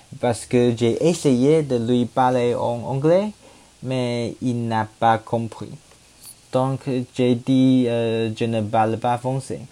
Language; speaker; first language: French; non-native, learner; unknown